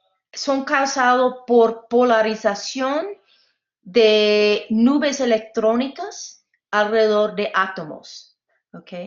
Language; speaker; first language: Spanish; non-native, fluent; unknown